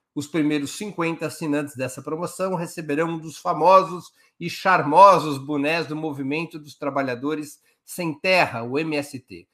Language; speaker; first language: Portuguese; native; Portuguese